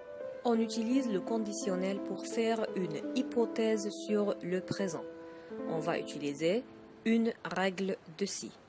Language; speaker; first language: French; non-native, fluent; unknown